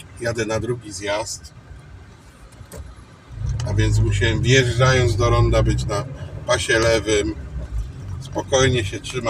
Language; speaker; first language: Polish; native; Polish